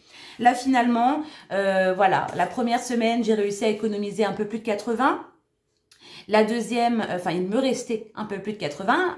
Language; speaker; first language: French; native; French